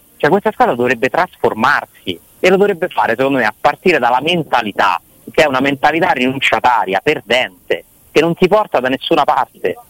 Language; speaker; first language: Italian; native; Italian